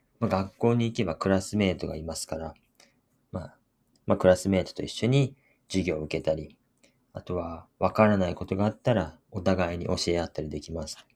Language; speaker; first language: Japanese; native; Japanese